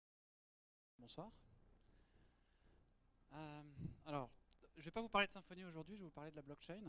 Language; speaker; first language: French; native; French